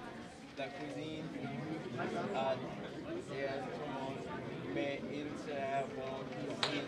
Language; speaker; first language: French; non-native, learner; English